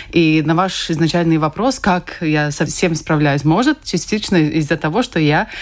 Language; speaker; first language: Russian; non-native, fluent; Latvian